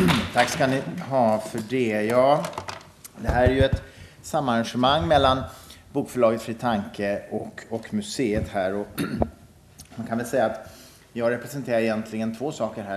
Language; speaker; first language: Swedish; native; Swedish